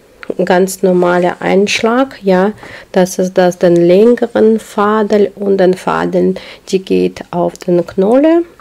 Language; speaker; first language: German; non-native, learner; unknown